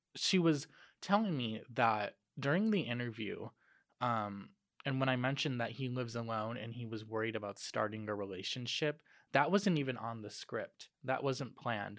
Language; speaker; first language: English; native; English